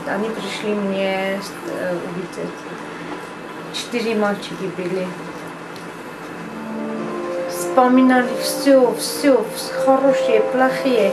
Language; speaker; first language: Russian; non-native, learner; Armenian